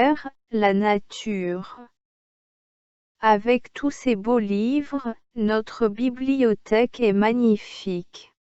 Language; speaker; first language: French; non-native, learner; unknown